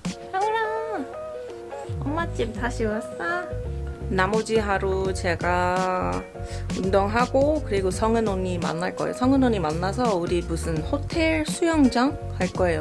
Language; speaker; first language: Korean; non-native, fluent; English